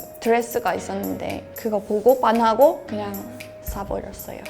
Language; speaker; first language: Korean; non-native, fluent; English